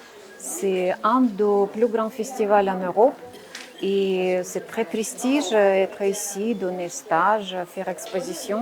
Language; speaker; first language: French; non-native, learner; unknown